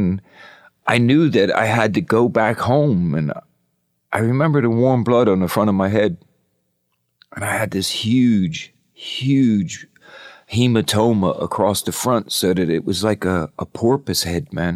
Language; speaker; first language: English; native; English